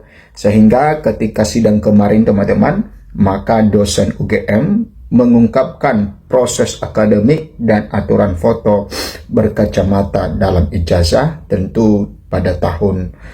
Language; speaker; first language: Indonesian; native; Indonesian